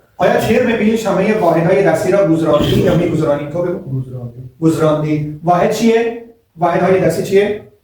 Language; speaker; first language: Persian; non-native, fluent; Urdu